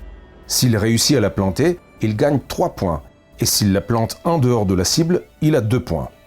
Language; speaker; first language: French; native; French